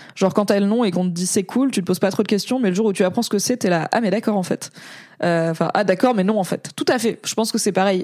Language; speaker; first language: French; native; French